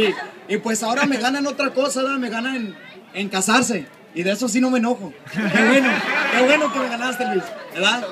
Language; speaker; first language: Spanish; early bilingual, heritage; Spanish